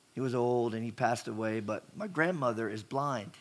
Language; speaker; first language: English; native; English